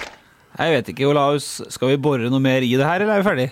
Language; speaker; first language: Norwegian; native; Norwegian